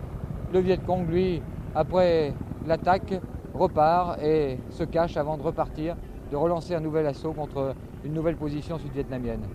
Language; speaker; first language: French; native; French